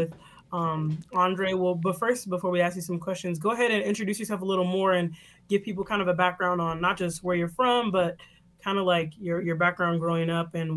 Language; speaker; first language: English; native; English